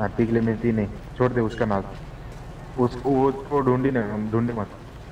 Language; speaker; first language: Hindi; native; Hindi